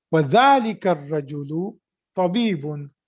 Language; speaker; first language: Arabic; non-native, fluent; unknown